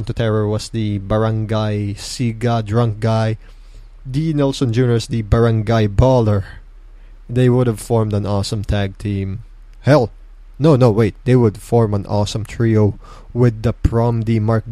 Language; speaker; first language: English; non-native, local second language; Filipino